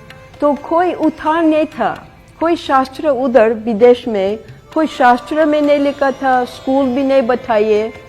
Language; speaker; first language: Hindi; non-native, fluent; English